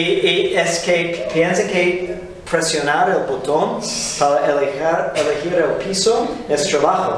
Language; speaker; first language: Spanish; non-native, fluent; English